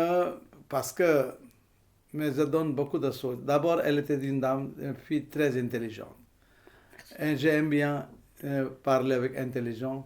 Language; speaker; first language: French; non-native, fluent; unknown